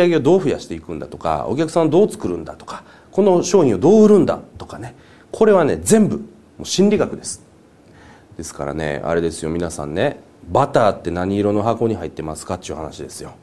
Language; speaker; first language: Japanese; native; Japanese